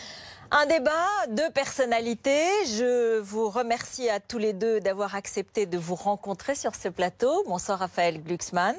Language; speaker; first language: French; native; French